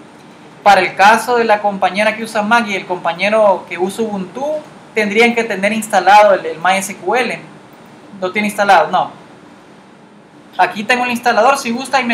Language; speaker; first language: Spanish; native; Spanish